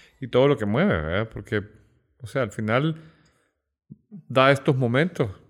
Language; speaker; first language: Spanish; native; Spanish